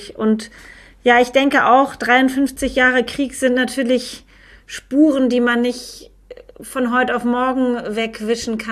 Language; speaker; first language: German; native; German